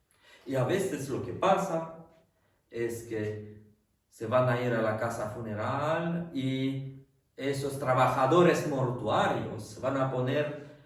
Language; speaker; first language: Spanish; non-native, fluent; French